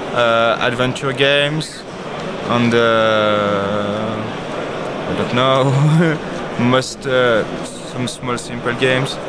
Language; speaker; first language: English; non-native, learner; French